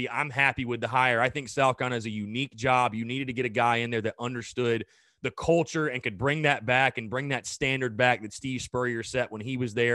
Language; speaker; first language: English; native; English